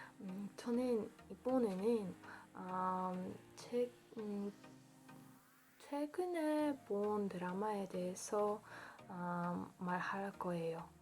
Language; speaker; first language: Korean; non-native, learner; Polish